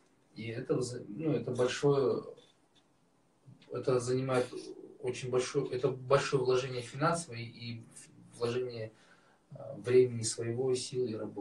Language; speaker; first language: Russian; native; Russian